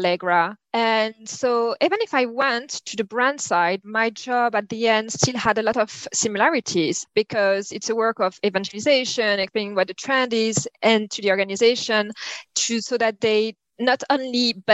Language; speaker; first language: English; non-native, fluent; French